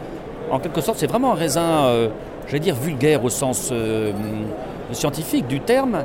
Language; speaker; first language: French; native; French